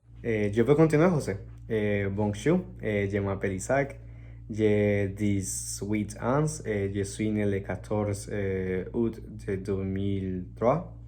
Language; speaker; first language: French; non-native, learner; Spanish